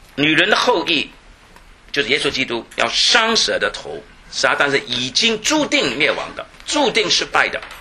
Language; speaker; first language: Chinese; non-native, local second language; Cantonese